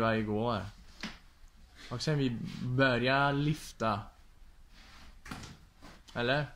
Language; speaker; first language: Swedish; non-native, learner; Italian